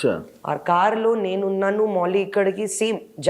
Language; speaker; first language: Telugu; non-native, learner; Hindi